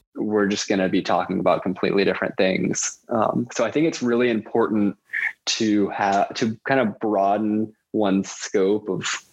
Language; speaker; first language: English; native; English